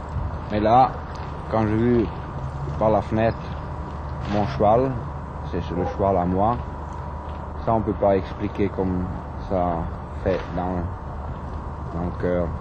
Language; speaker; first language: French; non-native, fluent; German